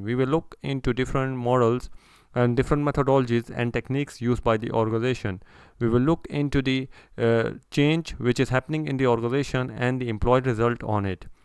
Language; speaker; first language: English; non-native, local second language; Urdu